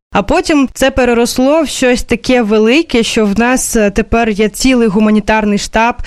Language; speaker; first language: Ukrainian; non-native, fluent; Russian